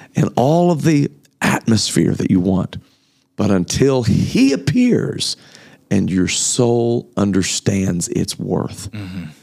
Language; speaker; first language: English; native; English